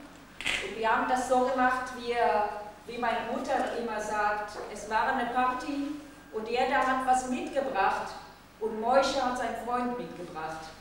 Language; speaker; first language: German; non-native, fluent; Hebrew